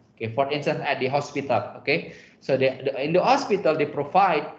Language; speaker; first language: English; non-native, fluent; Indonesian